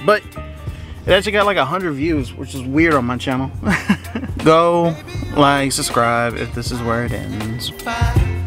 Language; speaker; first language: English; early bilingual, other home language; Spanish